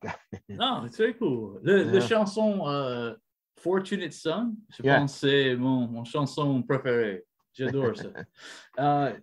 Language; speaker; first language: French; non-native, learner; English